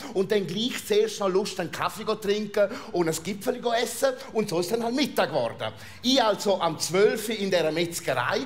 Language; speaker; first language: German; native; German